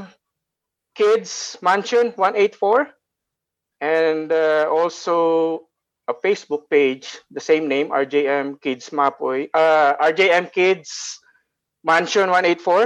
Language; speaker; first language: English; non-native, local second language; Filipino